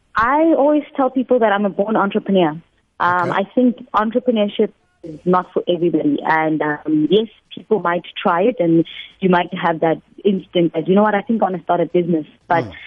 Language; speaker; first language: English; non-native, local second language; Northern Sotho